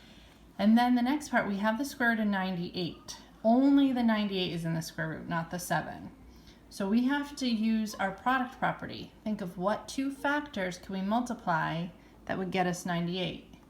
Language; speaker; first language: English; native; English